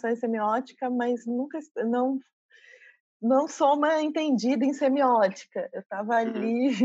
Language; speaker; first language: Portuguese; native; Portuguese